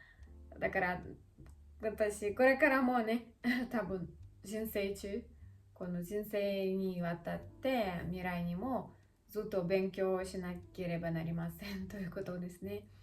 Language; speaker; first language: Japanese; non-native, learner; Russian